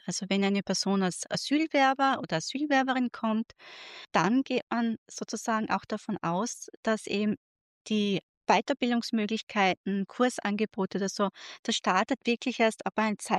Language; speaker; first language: German; native; German